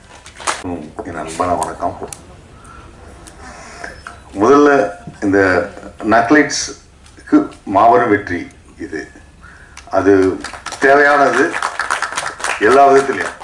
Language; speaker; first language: Tamil; native; Tamil